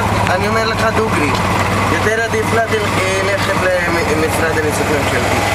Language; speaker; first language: Hebrew; non-native, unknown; Hindi